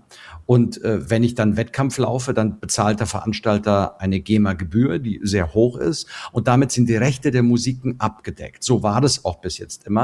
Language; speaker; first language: German; native; German